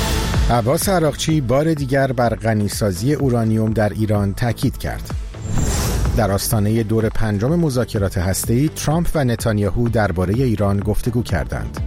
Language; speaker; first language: Persian; native; Persian